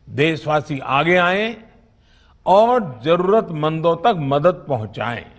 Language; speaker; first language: Hindi; non-native, local second language; Gujarati